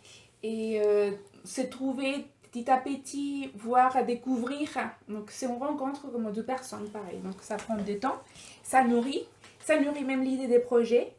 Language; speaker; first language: French; non-native, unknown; Spanish